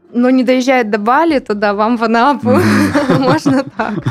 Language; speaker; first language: Russian; native; Russian